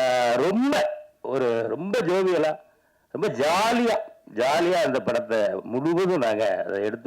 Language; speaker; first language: Tamil; native; Tamil